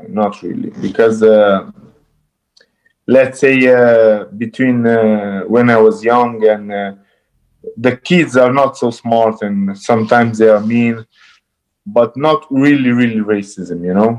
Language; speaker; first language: English; non-native, fluent; Romanian